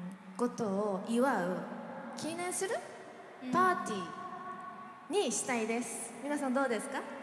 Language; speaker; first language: Japanese; non-native, fluent; Korean